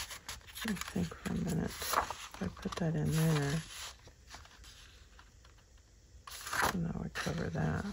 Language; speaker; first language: English; native; English